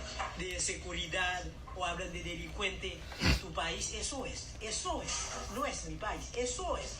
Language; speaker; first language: Spanish; non-native, learner; Haitian Creole